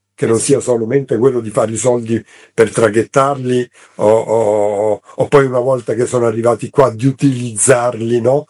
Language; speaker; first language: Italian; native; Italian